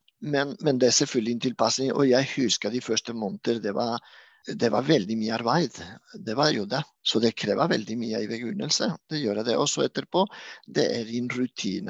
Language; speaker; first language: Norwegian; non-native, fluent; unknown